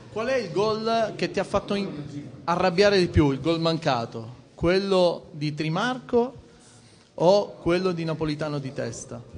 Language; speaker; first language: Italian; native; Italian